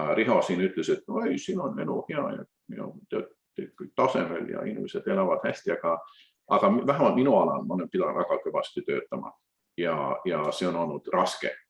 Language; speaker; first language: Estonian; early bilingual, heritage; Estonian